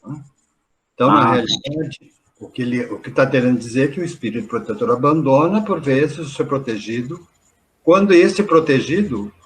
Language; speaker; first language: Portuguese; native; Portuguese